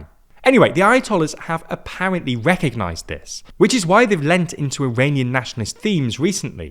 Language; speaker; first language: English; native; English